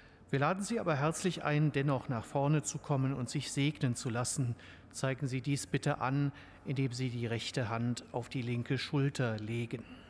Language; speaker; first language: German; native; German